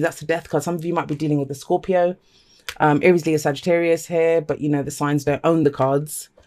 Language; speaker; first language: English; native; English